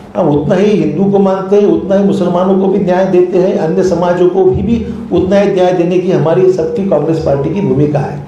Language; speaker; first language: Hindi; non-native, local second language; Marathi